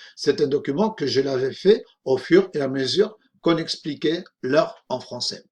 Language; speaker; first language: French; non-native, fluent; Spanish